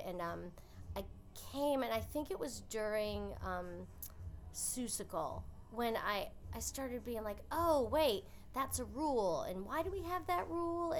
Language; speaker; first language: English; native; English